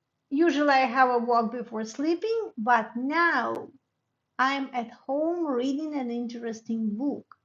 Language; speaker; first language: English; non-native, fluent; Ukrainian